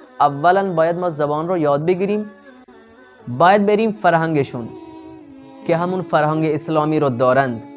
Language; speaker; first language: Persian; non-native, fluent; Urdu